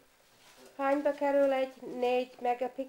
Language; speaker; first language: Hungarian; early bilingual, heritage; Hungarian